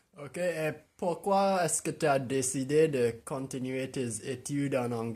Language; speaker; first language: French; non-native, local second language; English